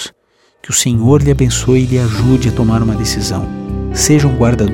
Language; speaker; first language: Portuguese; native; Portuguese